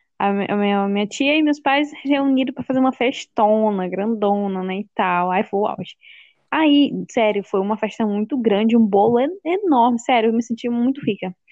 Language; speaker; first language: Portuguese; native; Portuguese